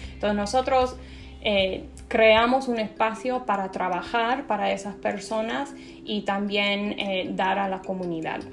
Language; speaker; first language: Spanish; non-native, fluent; English